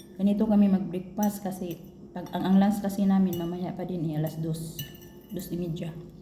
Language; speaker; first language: Filipino; non-native, local second language; Cebuano